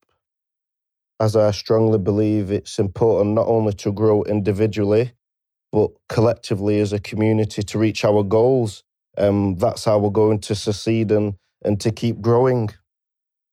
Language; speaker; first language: English; native; English